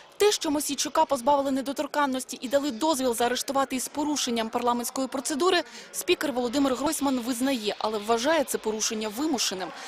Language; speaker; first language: Ukrainian; native; Ukrainian